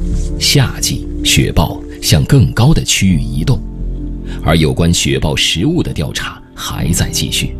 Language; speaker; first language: Chinese; native; Chinese